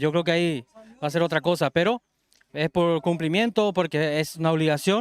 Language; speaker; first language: Spanish; native; Spanish